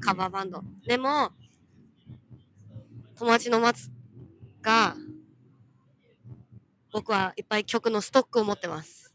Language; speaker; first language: Japanese; native; Japanese